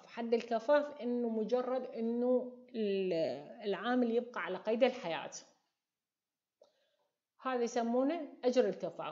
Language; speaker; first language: Arabic; native; Arabic